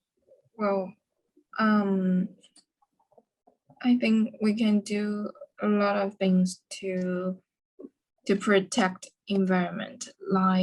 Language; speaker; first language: English; non-native, learner; Chinese